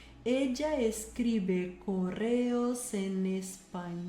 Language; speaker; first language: Spanish; non-native, fluent; Portuguese